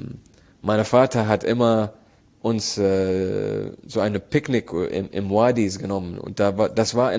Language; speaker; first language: German; non-native, learner; Arabic